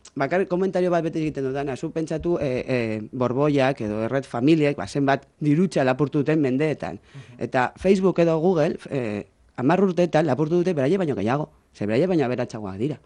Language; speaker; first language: Basque; non-native, local second language; Spanish